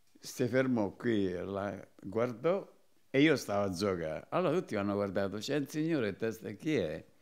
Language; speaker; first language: Italian; native; Italian